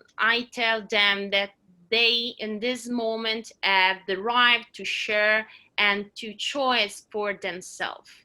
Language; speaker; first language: English; non-native, learner; Italian